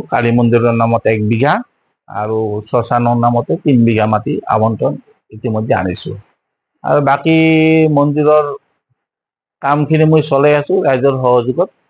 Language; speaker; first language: Assamese; non-native, local second language; Bangla